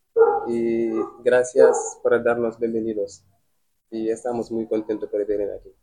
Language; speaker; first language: Spanish; non-native, learner; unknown